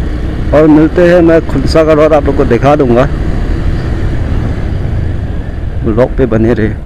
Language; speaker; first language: Hindi; non-native, local second language; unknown